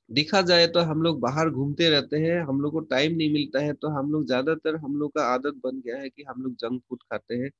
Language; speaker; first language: Hindi; non-native, local second language; Assamese